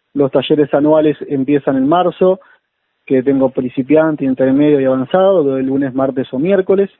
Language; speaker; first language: Spanish; native; Spanish